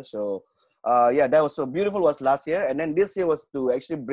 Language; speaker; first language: English; non-native, local second language; Tamil